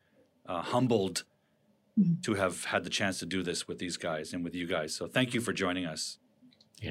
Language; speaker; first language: English; native; English